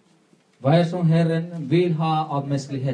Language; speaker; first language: Swedish; non-native, learner; Spanish